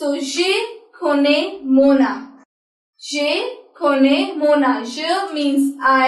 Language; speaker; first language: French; non-native, learner; Hindi